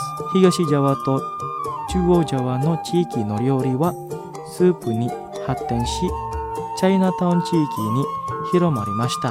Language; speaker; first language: Japanese; non-native, fluent; Indonesian